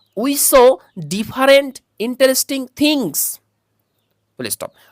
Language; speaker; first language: English; non-native, local second language; Bangla